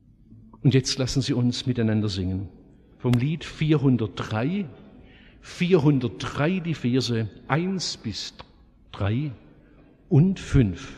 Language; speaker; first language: German; native; German